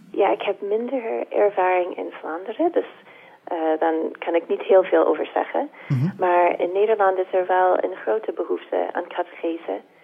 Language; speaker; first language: Dutch; non-native, fluent; English